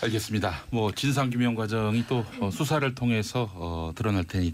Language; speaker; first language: Korean; native; Korean